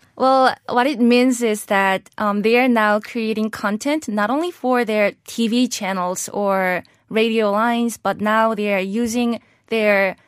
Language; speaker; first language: English; non-native, fluent; Korean